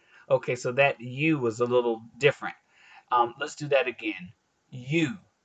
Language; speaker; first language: English; native; English